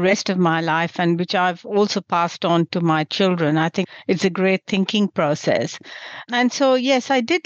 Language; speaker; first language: English; non-native, local second language; Gujarati